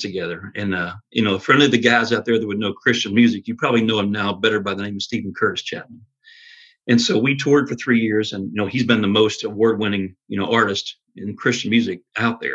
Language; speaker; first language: English; native; English